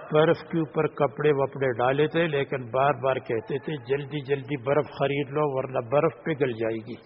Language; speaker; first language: Urdu; native; Urdu